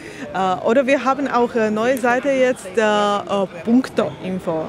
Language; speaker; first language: German; non-native, learner; Slovak